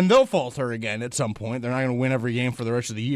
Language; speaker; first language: English; native; English